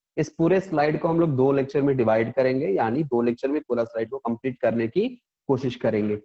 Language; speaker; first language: Hindi; non-native, local second language; Punjabi